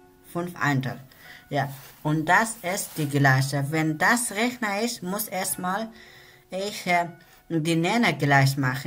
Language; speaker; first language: German; non-native, learner; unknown